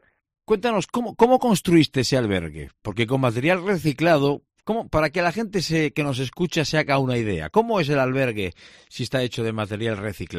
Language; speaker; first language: Spanish; native; Spanish